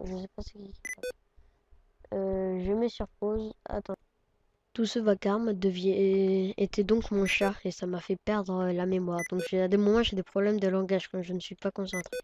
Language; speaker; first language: French; native; French